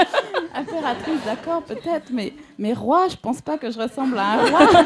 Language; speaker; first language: French; native; French